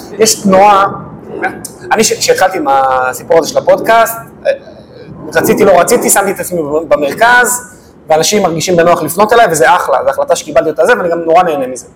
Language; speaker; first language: Hebrew; native; Hebrew